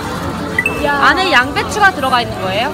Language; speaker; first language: Korean; native; Korean